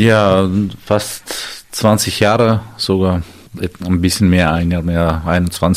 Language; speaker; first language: German; non-native, fluent; Armenian